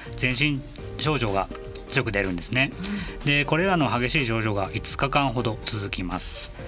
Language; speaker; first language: Japanese; native; Japanese